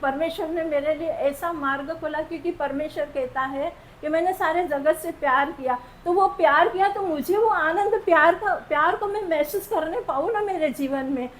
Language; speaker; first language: Hindi; non-native, local second language; Marathi